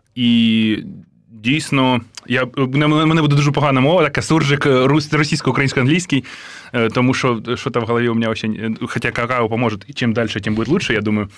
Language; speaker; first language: Ukrainian; non-native, local second language; Russian